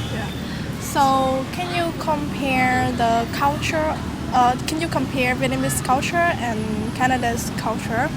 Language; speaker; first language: English; non-native, learner; Vietnamese